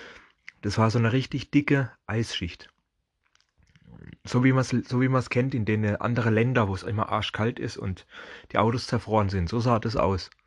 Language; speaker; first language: German; native; German